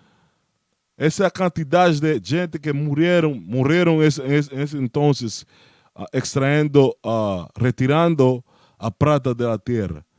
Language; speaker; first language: Portuguese; non-native, learner; Spanish